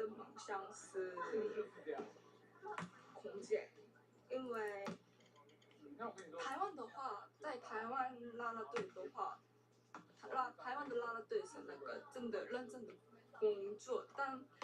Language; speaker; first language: Chinese; non-native, learner; Korean